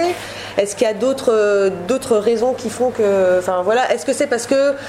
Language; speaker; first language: French; native; French